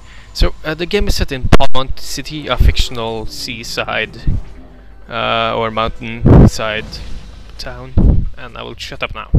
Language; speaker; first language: English; non-native, fluent; Norwegian